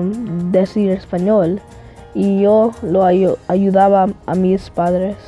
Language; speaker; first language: Spanish; non-native, learner; English